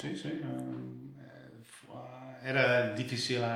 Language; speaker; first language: Spanish; non-native, fluent; English